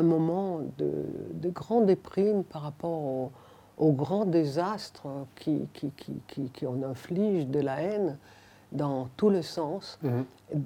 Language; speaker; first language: French; non-native, fluent; Hebrew